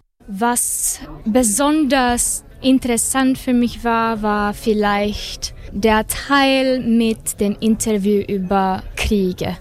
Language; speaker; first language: German; non-native, fluent; Slovak